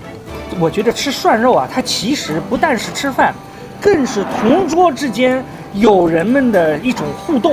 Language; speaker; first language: Chinese; native; Chinese